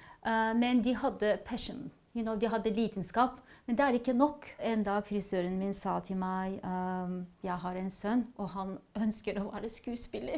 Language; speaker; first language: Norwegian; non-native, fluent; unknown